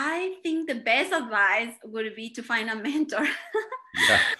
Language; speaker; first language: English; non-native, fluent; Spanish